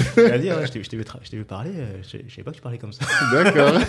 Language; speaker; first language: French; native; French